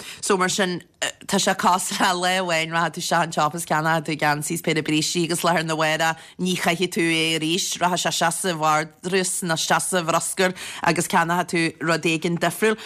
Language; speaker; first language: Irish; native; Irish